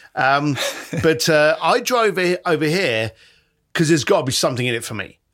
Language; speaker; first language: English; native; English